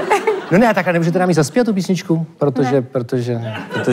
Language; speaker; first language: Czech; native; Czech